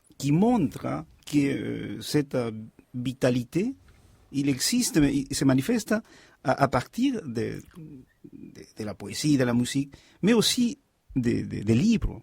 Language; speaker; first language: French; non-native, fluent; Spanish